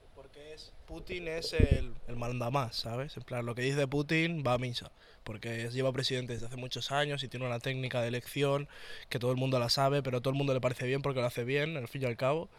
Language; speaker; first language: Spanish; native; Spanish